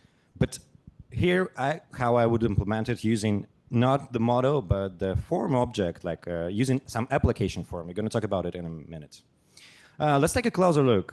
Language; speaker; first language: English; non-native, fluent; Russian